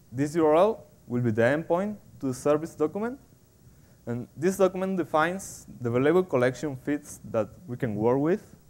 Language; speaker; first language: English; non-native, fluent; Spanish